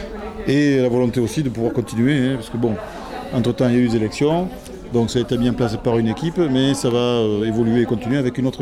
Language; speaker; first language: French; native; French